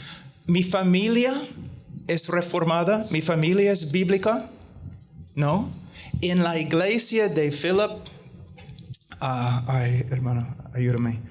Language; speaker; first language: Spanish; non-native, fluent; English